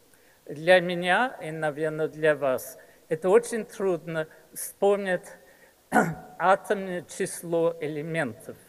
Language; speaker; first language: Russian; early bilingual, heritage; English